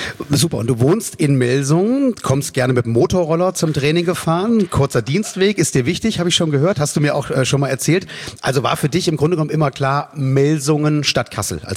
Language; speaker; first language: German; native; German